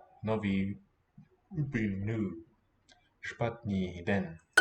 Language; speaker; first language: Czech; non-native, learner; English